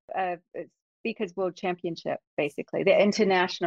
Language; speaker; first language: English; native; English